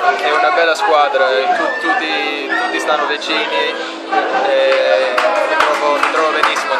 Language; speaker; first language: Italian; non-native, fluent; English